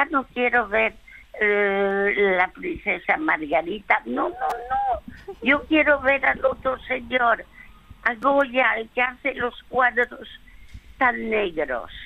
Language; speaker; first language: Spanish; early bilingual, other home language; French